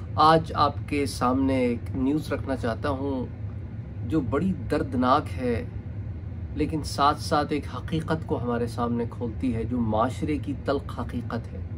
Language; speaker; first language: Urdu; native; Urdu